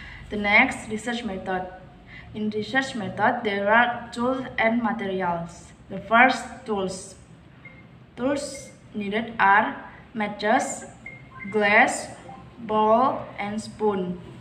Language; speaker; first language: English; non-native, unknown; Indonesian